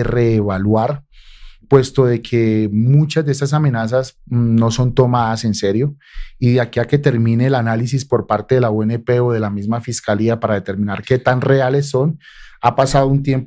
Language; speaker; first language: Spanish; native; Spanish